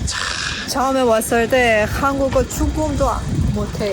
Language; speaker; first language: Korean; non-native, learner; Persian